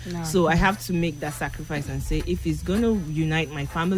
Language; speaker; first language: English; non-native, local second language; Igbo